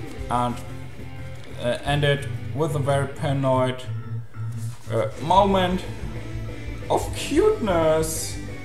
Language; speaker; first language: English; non-native, fluent; German